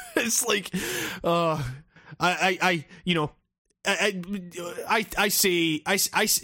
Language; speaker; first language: English; native; English